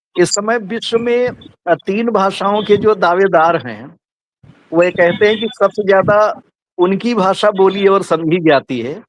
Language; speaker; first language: Hindi; native; Hindi